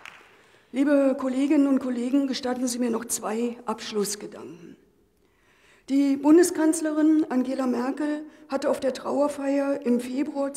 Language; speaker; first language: German; native; German